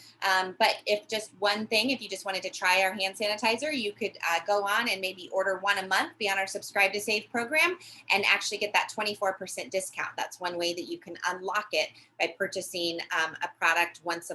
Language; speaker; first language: English; native; English